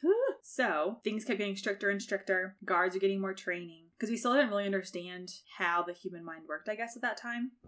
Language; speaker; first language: English; native; English